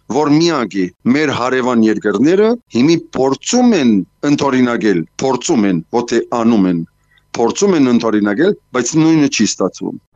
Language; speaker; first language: Armenian; early bilingual, heritage; Armenian